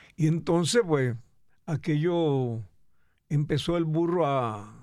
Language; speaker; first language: Spanish; native; Spanish